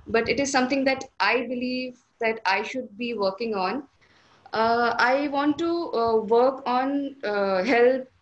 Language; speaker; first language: English; non-native, local second language; Hindi